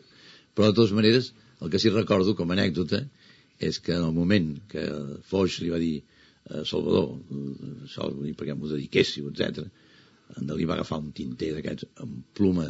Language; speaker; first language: Catalan; native; Catalan